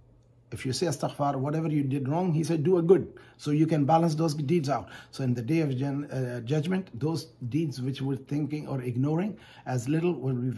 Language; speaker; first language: English; non-native, fluent; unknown